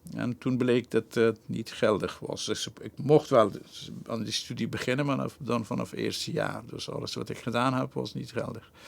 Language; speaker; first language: Dutch; non-native, fluent; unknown